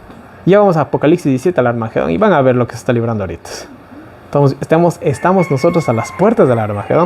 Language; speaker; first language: Spanish; native; Spanish